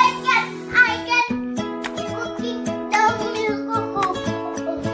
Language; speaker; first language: English; non-native, learner; Indonesian